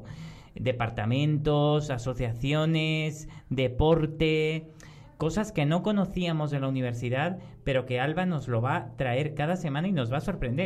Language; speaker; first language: Spanish; native; Spanish